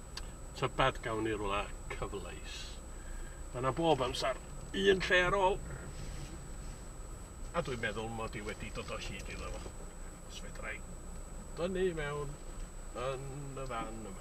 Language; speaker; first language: Welsh; native; Welsh